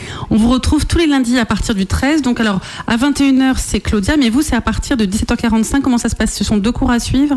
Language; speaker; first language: French; native; French